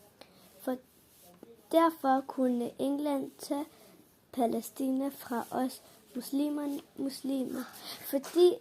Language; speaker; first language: Danish; early bilingual, other home language; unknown